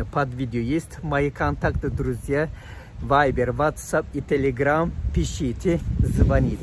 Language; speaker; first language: Russian; non-native, fluent; Turkish